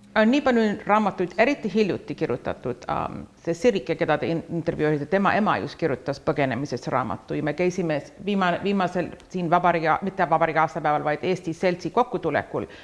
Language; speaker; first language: Estonian; early bilingual, heritage; Estonian